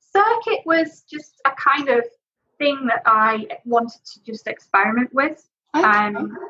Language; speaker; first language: English; native; English